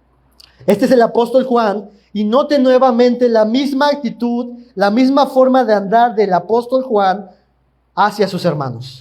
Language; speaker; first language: Spanish; native; Spanish